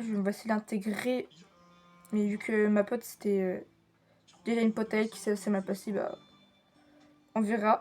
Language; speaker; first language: French; native; French